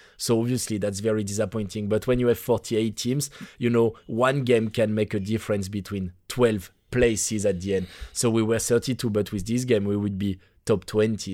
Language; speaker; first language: English; non-native, fluent; French